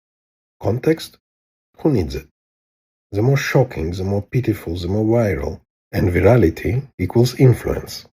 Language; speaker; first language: English; non-native, fluent; Hebrew